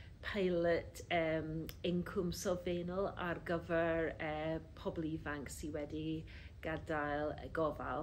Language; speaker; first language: Welsh; non-native, fluent; English